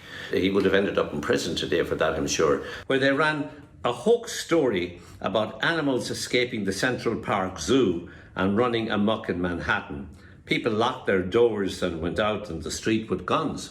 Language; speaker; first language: English; native; English